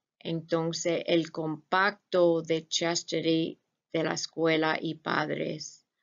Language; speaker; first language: Spanish; non-native, fluent; English